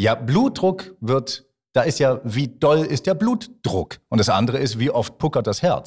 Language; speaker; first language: German; native; German